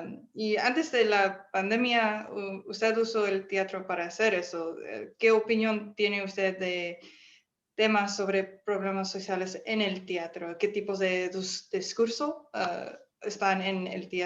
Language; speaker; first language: Spanish; non-native, fluent; English